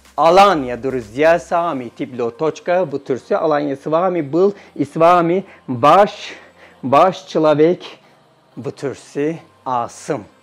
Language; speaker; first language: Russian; non-native, learner; Turkish